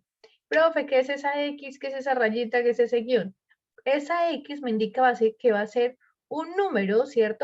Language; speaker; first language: Spanish; native; Spanish